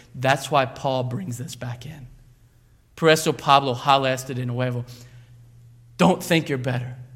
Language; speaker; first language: English; native; English